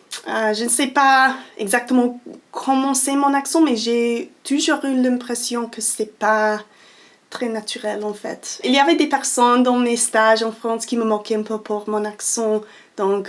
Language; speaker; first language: French; non-native, fluent; English